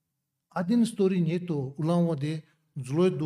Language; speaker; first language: Russian; non-native, learner; Tibetan